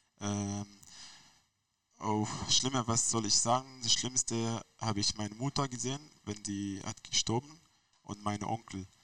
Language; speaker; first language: German; non-native, learner; Arabic